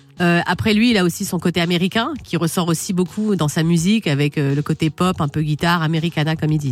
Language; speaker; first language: French; native; French